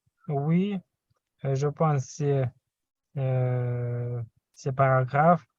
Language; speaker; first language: French; non-native, learner; Russian